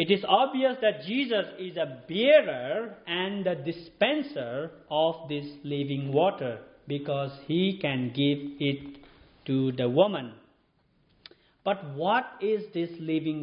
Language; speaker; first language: English; non-native, local second language; Nepali